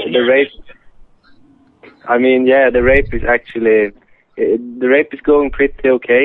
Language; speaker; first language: English; non-native, fluent; Swedish